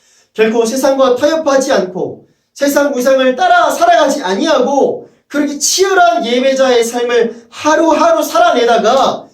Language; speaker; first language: Korean; native; Korean